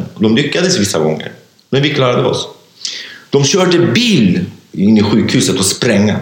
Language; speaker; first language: Swedish; non-native, fluent; Kurdish